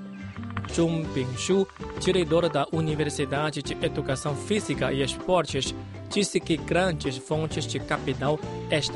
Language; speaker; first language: Portuguese; non-native, fluent; Chinese